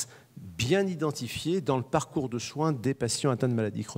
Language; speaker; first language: French; native; French